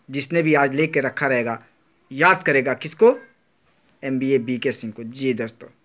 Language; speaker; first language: Hindi; native; Hindi